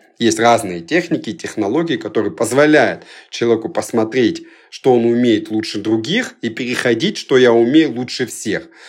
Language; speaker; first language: Russian; early bilingual, other home language; Georgian